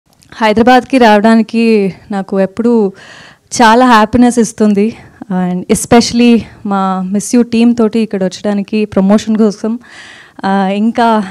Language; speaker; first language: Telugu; non-native, fluent; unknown